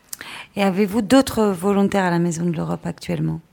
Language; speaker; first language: French; native; French